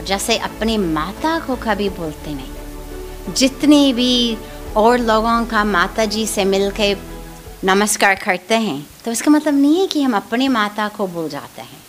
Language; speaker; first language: Hindi; non-native, fluent; English